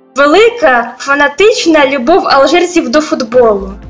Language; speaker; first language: Ukrainian; native; Ukrainian